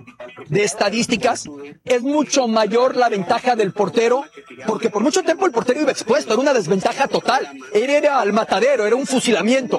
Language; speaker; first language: Spanish; native; Spanish